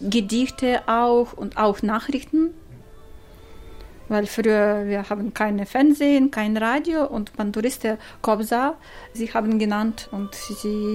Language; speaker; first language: German; non-native, learner; Ukrainian